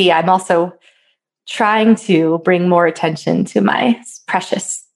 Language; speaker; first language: English; native; English